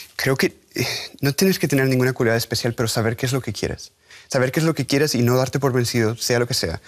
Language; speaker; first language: Spanish; native; Spanish